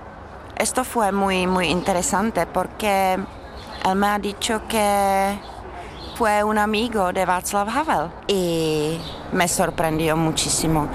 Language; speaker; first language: Spanish; non-native, fluent; Czech